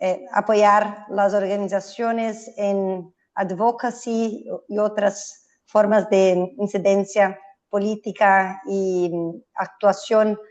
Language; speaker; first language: Spanish; non-native, fluent; Portuguese